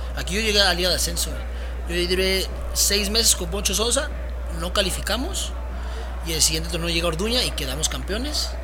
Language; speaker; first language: Spanish; early bilingual, heritage; Spanish